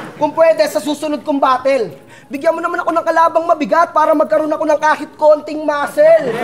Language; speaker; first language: Filipino; native; Filipino